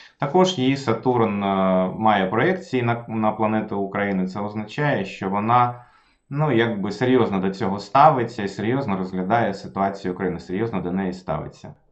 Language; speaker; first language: Ukrainian; non-native, local second language; Russian